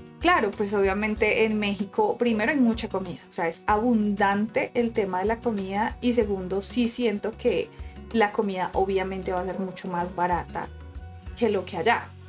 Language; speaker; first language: Spanish; native; Spanish